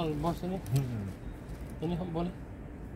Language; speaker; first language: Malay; non-native, learner; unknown